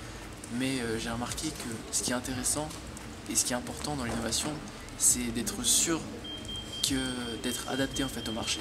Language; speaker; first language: French; native; French